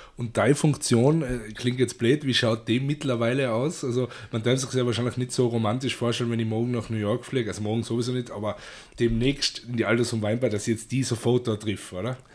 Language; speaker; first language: German; native; German